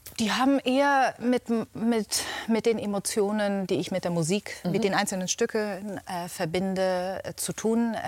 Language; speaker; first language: German; native; German